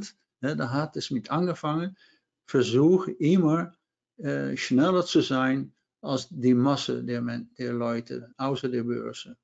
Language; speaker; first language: German; non-native, learner; Dutch